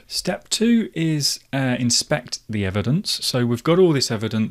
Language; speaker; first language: English; native; English